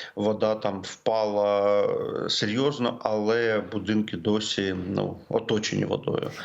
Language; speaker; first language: Ukrainian; native; Ukrainian